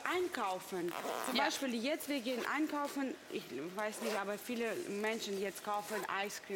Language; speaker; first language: German; non-native, learner; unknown